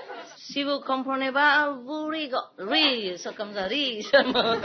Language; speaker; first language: French; non-native, learner; Vietnamese